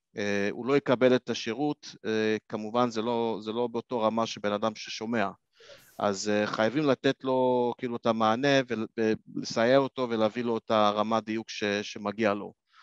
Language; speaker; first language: Hebrew; non-native, fluent; English